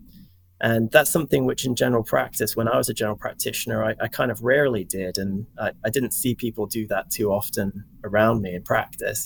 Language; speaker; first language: English; native; English